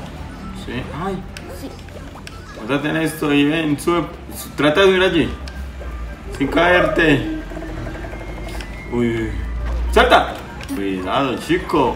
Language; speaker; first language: Spanish; native; Spanish